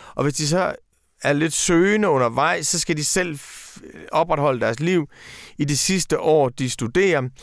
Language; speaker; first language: Danish; native; Danish